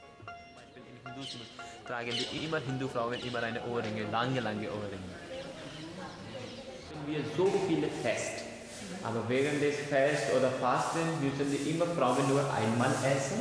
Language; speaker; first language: German; non-native, learner; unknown